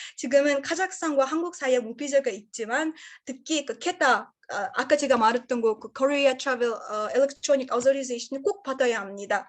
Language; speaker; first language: Korean; non-native, learner; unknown